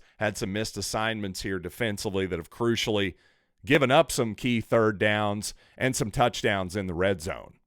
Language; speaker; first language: English; native; English